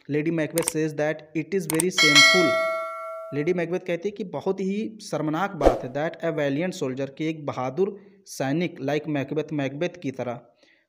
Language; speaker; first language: Hindi; native; Hindi